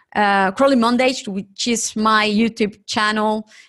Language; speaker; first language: English; non-native, fluent; Spanish